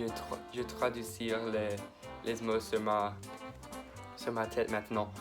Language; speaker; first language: French; non-native, learner; English